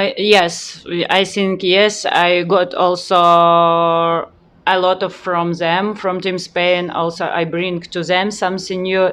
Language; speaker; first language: English; non-native, learner; Ukrainian